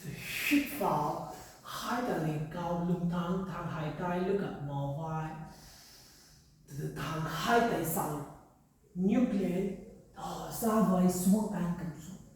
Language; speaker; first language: Vietnamese; non-native, learner; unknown